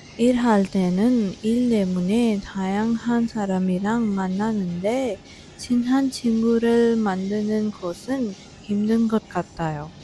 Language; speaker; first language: Korean; non-native, fluent; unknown